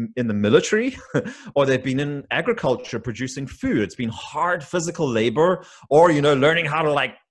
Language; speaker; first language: English; native; English